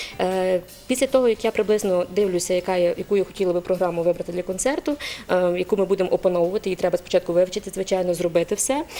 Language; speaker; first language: Ukrainian; native; Ukrainian